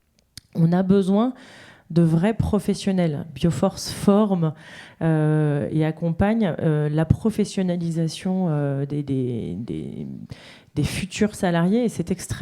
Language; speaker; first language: French; native; French